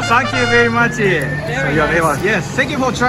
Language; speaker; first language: English; non-native, learner; Japanese